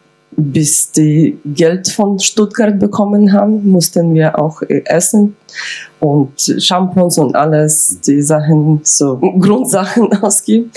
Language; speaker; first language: German; non-native, fluent; Ukrainian